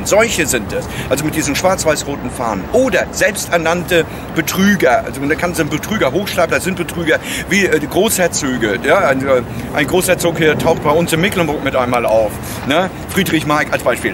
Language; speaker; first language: German; native; German